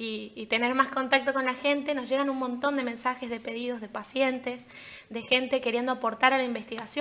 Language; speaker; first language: Spanish; native; Spanish